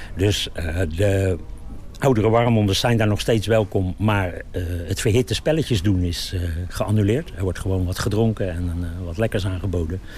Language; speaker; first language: Dutch; native; Dutch